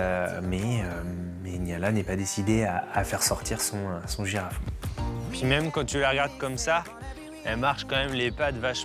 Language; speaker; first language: French; native; French